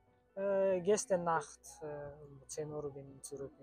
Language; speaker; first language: German; non-native, learner; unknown